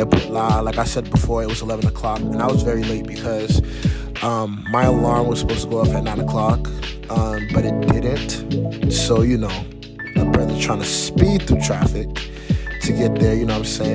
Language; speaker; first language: English; native; English